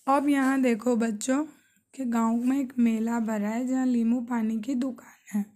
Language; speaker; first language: Urdu; native; Urdu